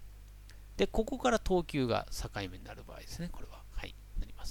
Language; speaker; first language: Japanese; native; Japanese